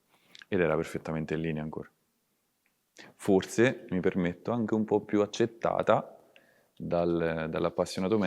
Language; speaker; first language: Italian; native; Italian